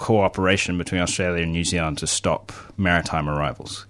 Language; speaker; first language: English; native; English